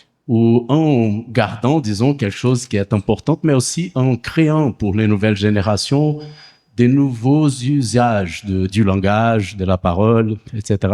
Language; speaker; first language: French; non-native, fluent; Portuguese